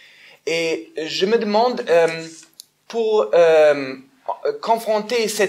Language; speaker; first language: French; non-native, fluent; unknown